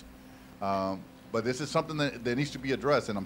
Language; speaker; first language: English; native; English